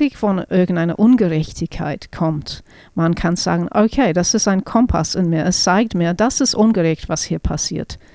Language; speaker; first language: German; non-native, fluent; English